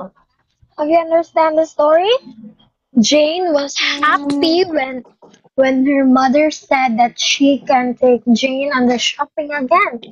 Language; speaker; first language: English; non-native, fluent; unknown